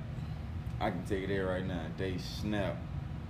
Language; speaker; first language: English; native; English